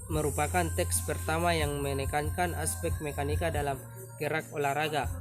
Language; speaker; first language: Indonesian; native; Indonesian